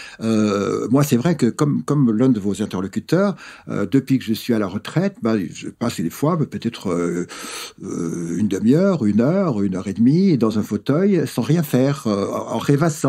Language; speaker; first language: French; native; French